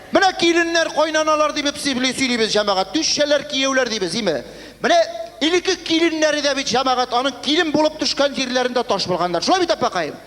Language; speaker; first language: Tatar; native; Tatar